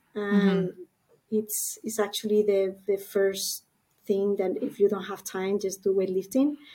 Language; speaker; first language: English; non-native, fluent; Spanish